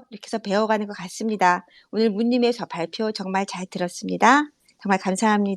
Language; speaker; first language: Korean; native; Korean